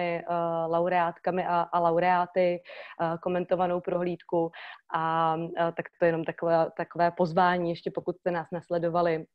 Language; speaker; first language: Czech; native; Czech